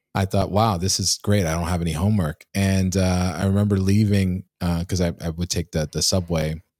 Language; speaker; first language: English; native; English